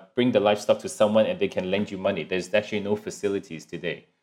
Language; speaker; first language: English; non-native, local second language; Cantonese